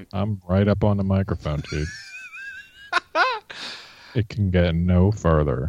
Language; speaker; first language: English; native; English